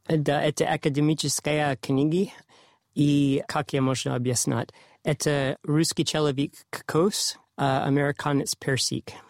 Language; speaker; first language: Russian; non-native, learner; English